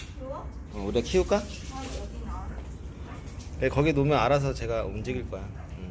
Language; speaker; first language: Korean; native; Korean